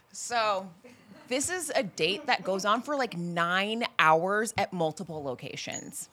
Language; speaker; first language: English; native; English